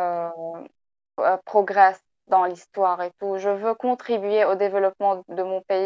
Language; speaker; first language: French; non-native, local second language; Arabic